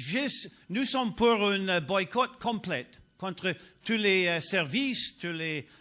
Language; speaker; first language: French; non-native, learner; English